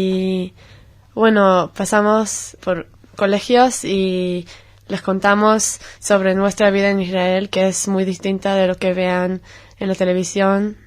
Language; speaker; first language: Spanish; non-native, fluent; Hebrew